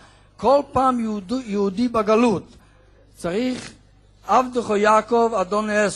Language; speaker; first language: Hebrew; non-native, fluent; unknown